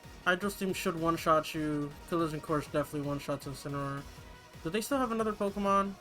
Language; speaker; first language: English; native; English